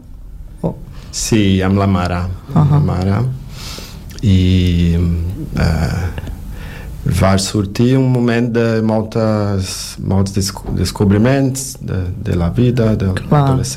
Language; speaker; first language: Catalan; non-native, learner; Portuguese